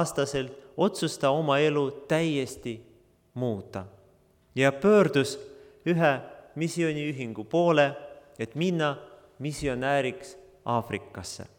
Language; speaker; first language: Estonian; non-native, local second language; Russian